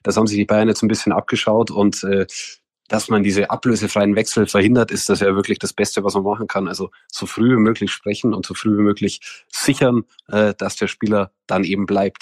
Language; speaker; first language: German; native; German